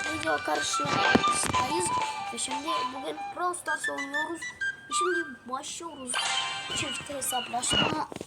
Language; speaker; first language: Turkish; non-native, learner; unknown